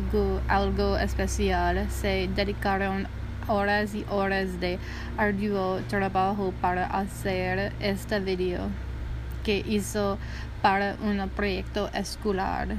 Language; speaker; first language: Spanish; non-native, learner; English